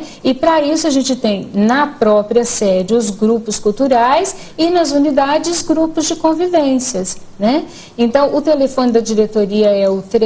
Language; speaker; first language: Portuguese; native; Portuguese